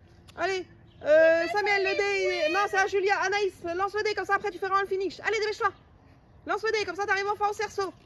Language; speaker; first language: French; native; French